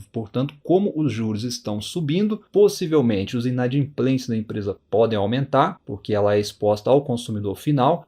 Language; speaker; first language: Portuguese; native; Portuguese